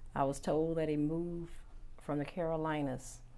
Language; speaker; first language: English; native; English